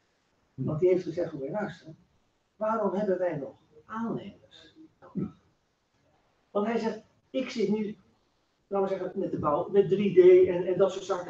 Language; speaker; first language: Dutch; native; Dutch